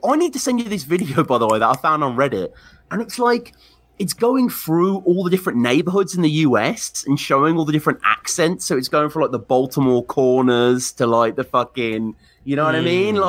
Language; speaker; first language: English; native; English